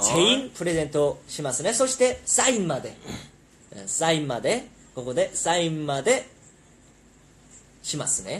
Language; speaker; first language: Japanese; non-native, learner; Korean